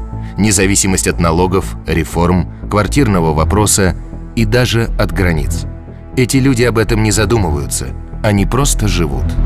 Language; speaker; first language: Russian; native; Russian